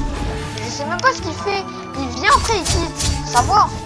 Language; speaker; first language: French; native; French